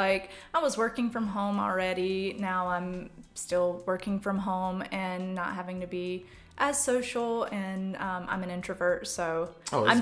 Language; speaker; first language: English; native; English